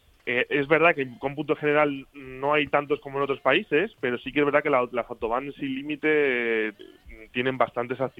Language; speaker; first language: Spanish; native; Spanish